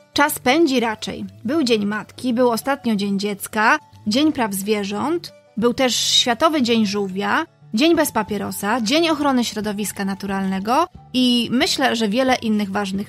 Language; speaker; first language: Polish; native; Polish